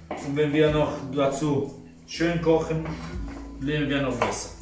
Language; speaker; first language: German; non-native, fluent; Italian